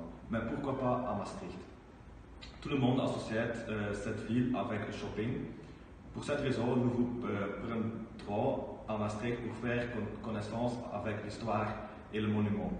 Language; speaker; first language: French; non-native, learner; Dutch